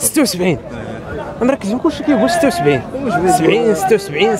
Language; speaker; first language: Arabic; native; Arabic